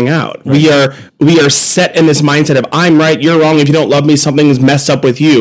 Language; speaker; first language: English; native; English